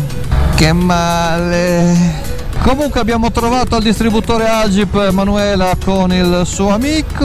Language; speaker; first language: Italian; native; Italian